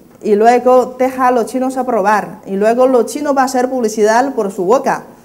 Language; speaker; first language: Spanish; non-native, fluent; Chinese